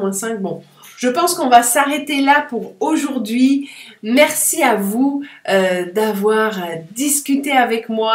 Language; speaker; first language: French; native; French